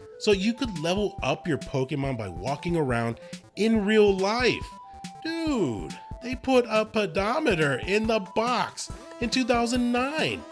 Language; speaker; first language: English; native; English